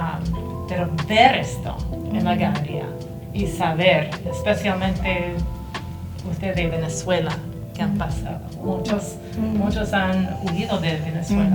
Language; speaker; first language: Spanish; non-native, fluent; English